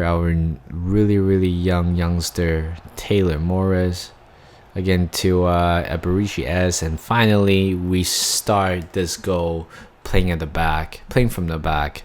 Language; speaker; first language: English; non-native, fluent; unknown